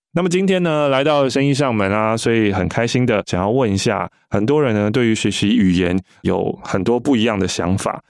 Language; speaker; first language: Chinese; native; Chinese